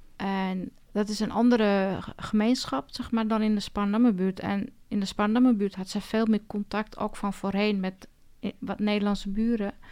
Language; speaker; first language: Dutch; early bilingual, other home language; Turkish